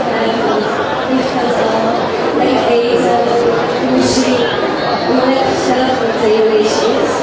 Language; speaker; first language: Dutch; non-native, learner; Indonesian